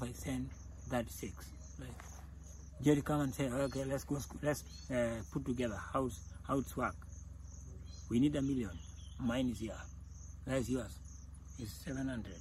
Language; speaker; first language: English; non-native, local second language; Masai